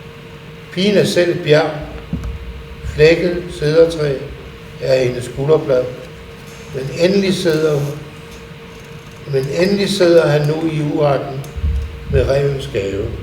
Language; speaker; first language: Danish; native; Danish